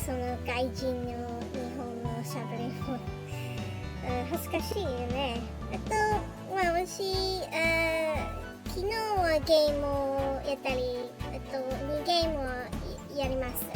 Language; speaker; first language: Japanese; non-native, learner; English